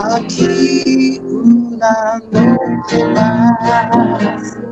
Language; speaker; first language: Spanish; non-native, learner; Japanese